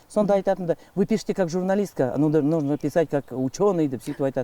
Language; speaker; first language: Russian; non-native, local second language; Kazakh